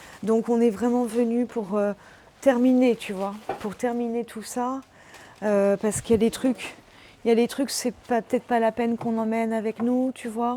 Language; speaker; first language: French; native; French